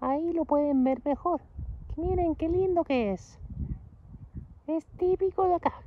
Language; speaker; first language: Spanish; native; Spanish